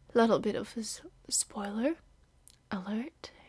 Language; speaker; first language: English; non-native, fluent; Indonesian